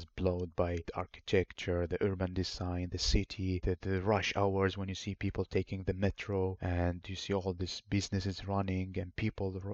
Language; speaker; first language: English; non-native, fluent; Arabic